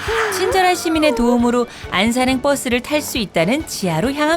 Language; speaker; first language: Korean; native; Korean